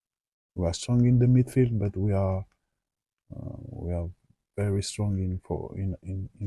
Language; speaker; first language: English; non-native, learner; French